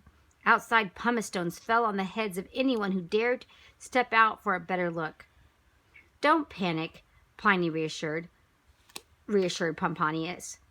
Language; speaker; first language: English; native; English